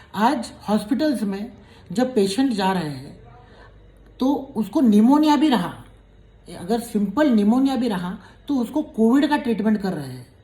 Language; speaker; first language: Hindi; native; Hindi